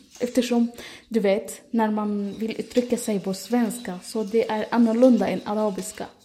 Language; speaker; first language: Swedish; non-native, fluent; Arabic